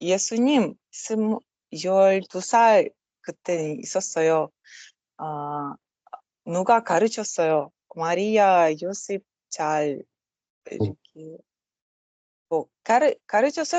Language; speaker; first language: Korean; non-native, learner; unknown